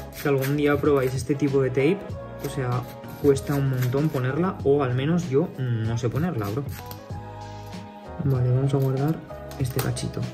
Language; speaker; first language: Spanish; native; Spanish